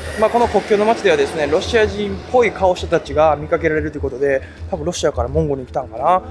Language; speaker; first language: Japanese; native; Japanese